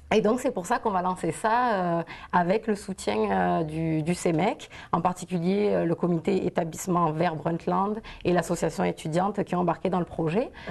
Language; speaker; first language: French; native; French